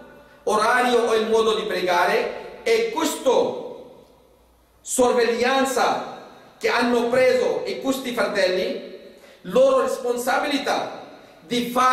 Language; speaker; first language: Italian; non-native, fluent; Urdu